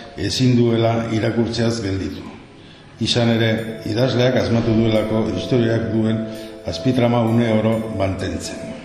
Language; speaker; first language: Basque; non-native, local second language; Spanish